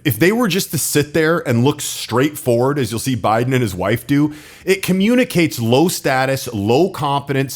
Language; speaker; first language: English; native; English